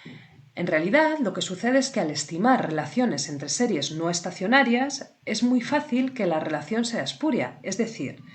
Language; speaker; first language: Spanish; native; Spanish